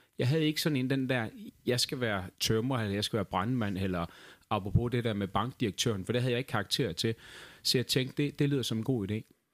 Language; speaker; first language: Danish; native; Danish